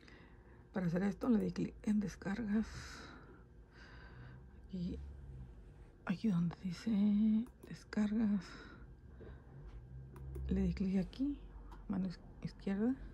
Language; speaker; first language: Spanish; native; Spanish